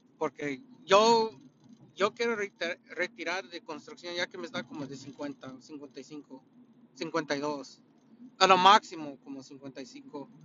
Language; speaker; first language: Spanish; early bilingual, heritage; Spanish